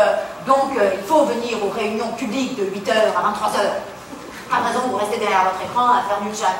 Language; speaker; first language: French; native; French